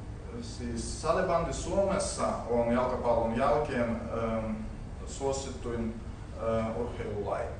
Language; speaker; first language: Finnish; non-native, learner; Russian